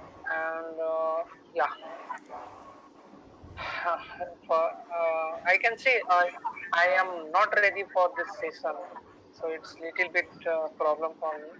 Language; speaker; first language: English; non-native, learner; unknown